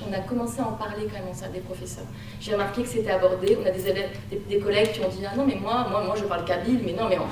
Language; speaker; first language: French; native; French